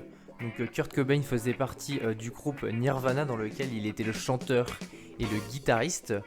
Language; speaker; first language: French; native; French